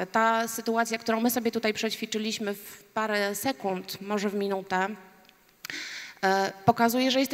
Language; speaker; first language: Polish; native; Polish